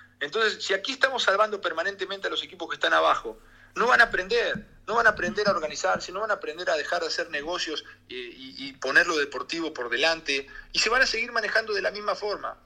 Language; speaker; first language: Spanish; native; Spanish